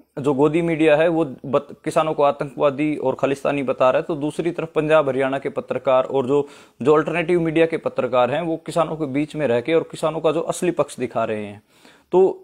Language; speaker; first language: Hindi; native; Hindi